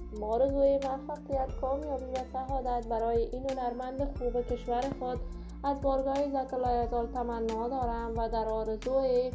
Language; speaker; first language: Persian; native; Persian